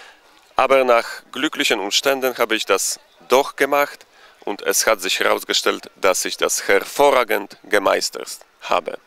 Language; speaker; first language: German; non-native, fluent; Polish